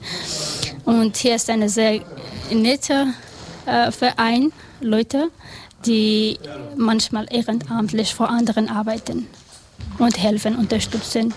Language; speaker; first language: German; non-native, learner; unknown